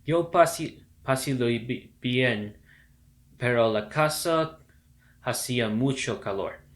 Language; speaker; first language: Spanish; non-native, learner; English